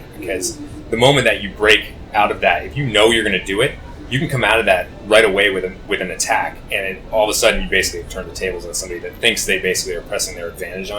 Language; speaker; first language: English; native; English